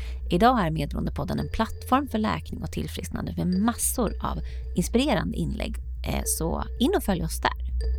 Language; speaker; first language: Swedish; native; Swedish